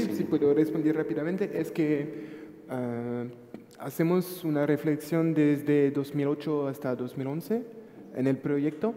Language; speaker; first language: Spanish; non-native, fluent; French